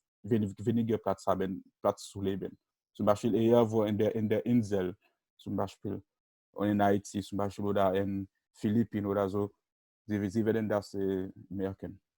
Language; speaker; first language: German; non-native, learner; Haitian Creole